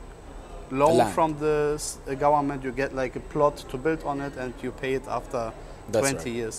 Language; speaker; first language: English; non-native, learner; German